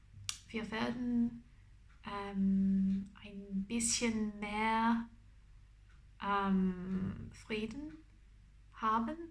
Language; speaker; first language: German; non-native, learner; English